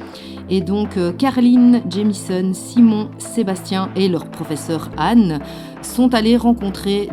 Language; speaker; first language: French; native; French